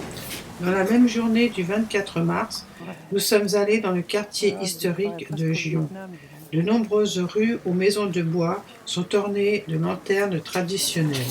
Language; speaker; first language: French; native; French